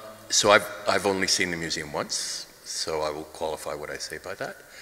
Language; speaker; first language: English; native; English